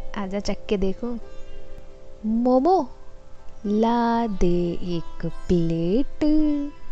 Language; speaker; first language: Hindi; non-native, local second language; Assamese